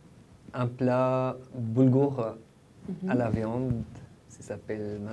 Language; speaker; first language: French; non-native, fluent; Arabic